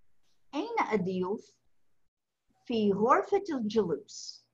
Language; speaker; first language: Arabic; non-native, fluent; English